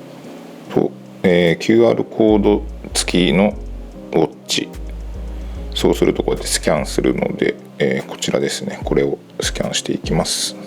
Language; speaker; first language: Japanese; native; Japanese